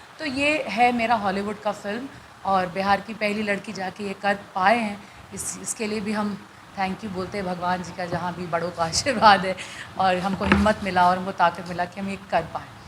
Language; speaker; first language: Hindi; non-native, local second language; Bhojpuri